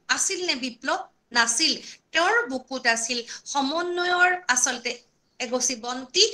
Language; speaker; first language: Assamese; native; Assamese